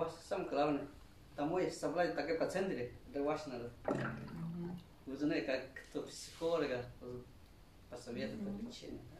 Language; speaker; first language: Russian; non-native, learner; Chinese